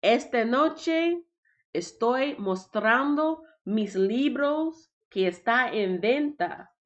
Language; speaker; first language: Spanish; non-native, learner; English